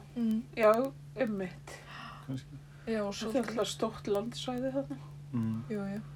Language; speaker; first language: Icelandic; native; Icelandic